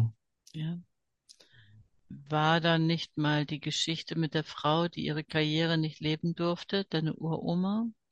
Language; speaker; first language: German; native; German